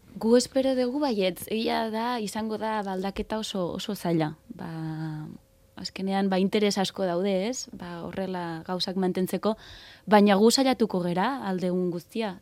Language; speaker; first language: Basque; non-native, fluent; Catalan